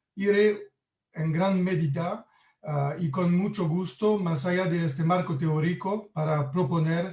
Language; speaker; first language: Spanish; non-native, learner; French